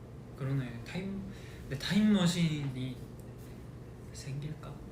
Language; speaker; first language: Korean; non-native, fluent; Japanese